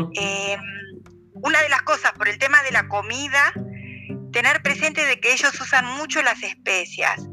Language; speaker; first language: Spanish; native; Spanish